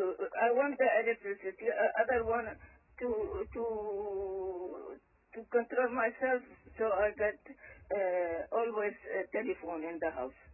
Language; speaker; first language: English; early bilingual, other home language; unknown